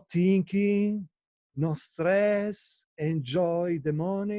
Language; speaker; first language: English; non-native, learner; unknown